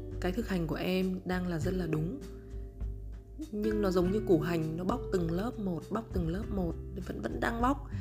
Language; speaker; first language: Vietnamese; native; Vietnamese